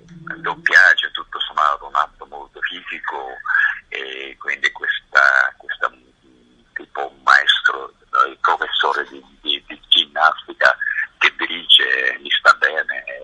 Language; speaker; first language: Italian; non-native, fluent; Japanese